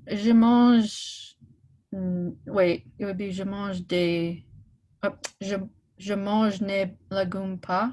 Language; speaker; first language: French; non-native, learner; English